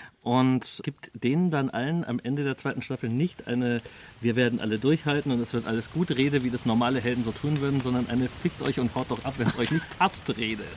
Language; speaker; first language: German; native; German